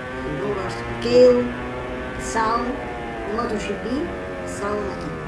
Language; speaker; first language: Portuguese; non-native, learner; Italian